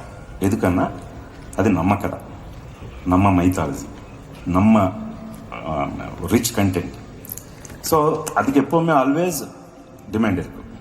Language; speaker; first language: Tamil; non-native, fluent; Telugu